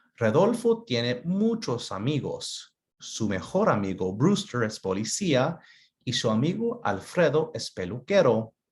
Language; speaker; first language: Spanish; early bilingual, other home language; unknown